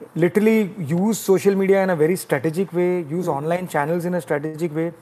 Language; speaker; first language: English; non-native, local second language; Tamil